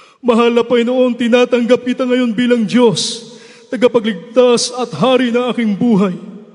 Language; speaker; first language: Filipino; native; Filipino